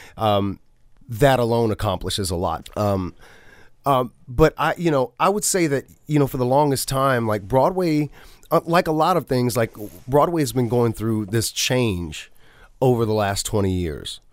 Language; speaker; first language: English; native; English